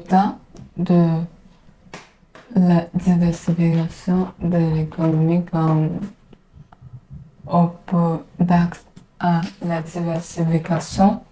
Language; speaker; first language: French; non-native, learner; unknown